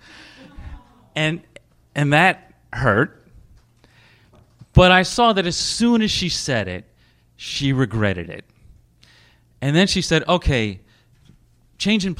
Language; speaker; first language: English; native; English